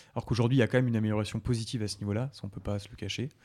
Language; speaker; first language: French; native; French